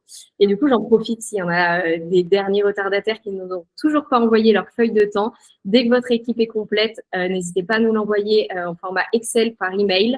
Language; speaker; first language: French; native; French